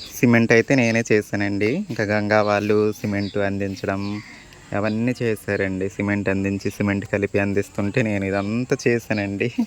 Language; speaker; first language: Telugu; native; Telugu